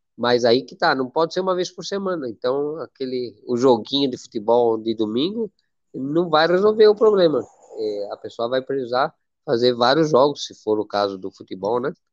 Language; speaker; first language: Portuguese; non-native, fluent; Spanish